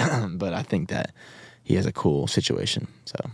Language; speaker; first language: English; native; English